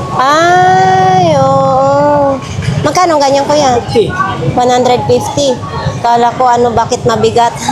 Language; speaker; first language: Filipino; non-native, local second language; Cebuano